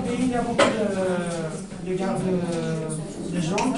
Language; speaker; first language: French; non-native, learner; Macedonian